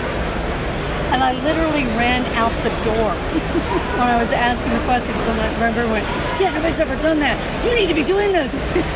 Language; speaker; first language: English; native; English